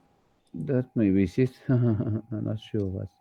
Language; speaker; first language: English; non-native, learner; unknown